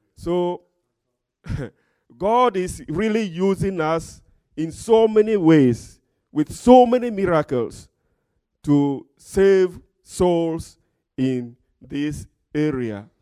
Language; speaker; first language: English; non-native, fluent; Ewe